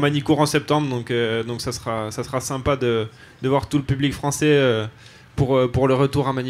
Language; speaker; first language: French; native; French